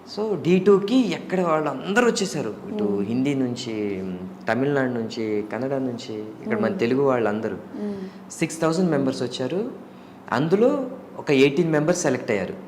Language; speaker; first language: Telugu; native; Telugu